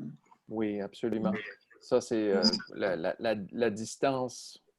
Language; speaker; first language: French; native; French